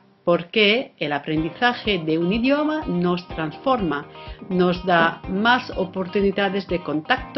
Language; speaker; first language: Spanish; non-native, fluent; Italian